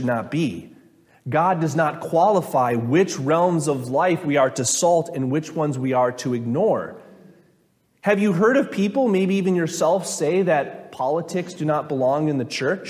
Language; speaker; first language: English; native; English